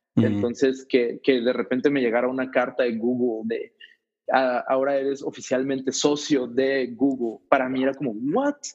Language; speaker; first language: Spanish; native; Spanish